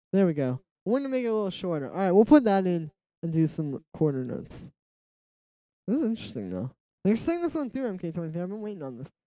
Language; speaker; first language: English; native; English